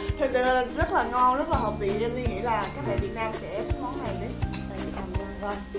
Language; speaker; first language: Vietnamese; native; Vietnamese